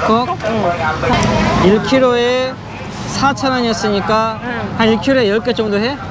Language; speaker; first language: Korean; native; Korean